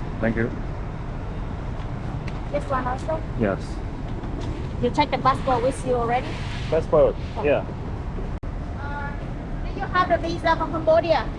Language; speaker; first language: English; non-native, learner; Vietnamese